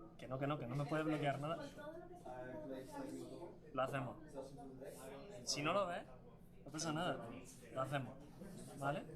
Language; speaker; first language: Spanish; native; Spanish